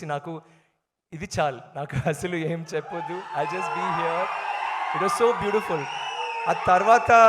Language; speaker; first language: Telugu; non-native, learner; Tamil